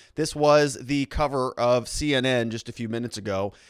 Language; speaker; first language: English; native; English